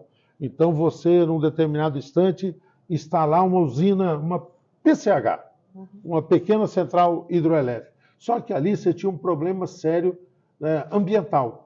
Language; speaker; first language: Portuguese; native; Portuguese